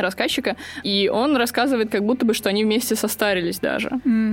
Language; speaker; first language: Russian; native; Russian